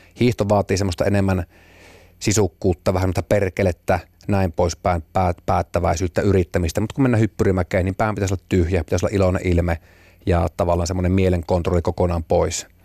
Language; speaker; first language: Finnish; native; Finnish